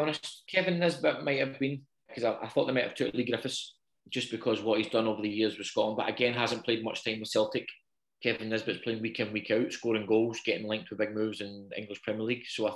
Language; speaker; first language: English; native; English